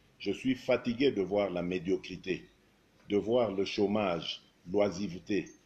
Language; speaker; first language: French; non-native, local second language; Luba-Lulua